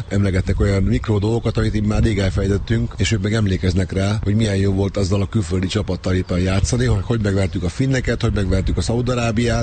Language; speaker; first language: Hungarian; native; Hungarian